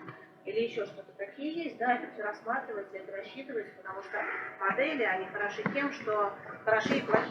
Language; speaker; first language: Russian; native; Russian